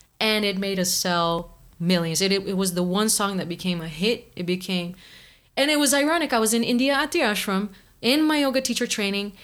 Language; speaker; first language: English; non-native, fluent; Portuguese